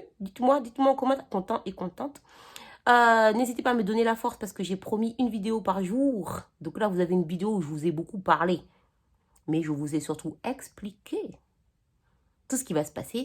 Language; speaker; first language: French; native; French